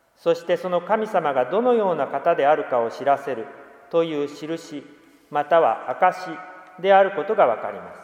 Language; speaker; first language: Japanese; native; Japanese